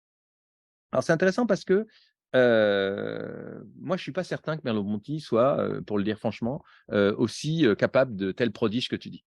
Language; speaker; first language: French; native; French